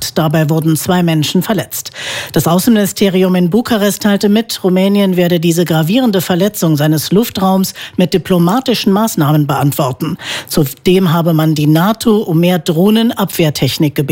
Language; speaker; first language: German; native; German